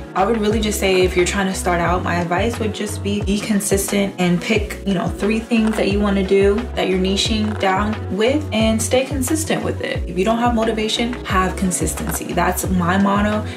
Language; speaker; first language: English; native; English